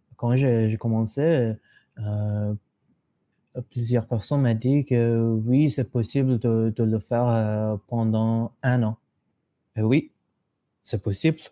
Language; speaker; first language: French; non-native, fluent; English